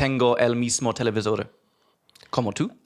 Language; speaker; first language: Spanish; non-native, learner; English